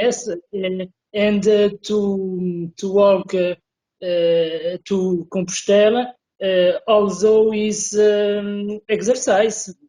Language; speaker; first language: English; non-native, learner; Portuguese